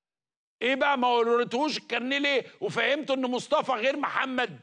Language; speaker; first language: Arabic; native; Arabic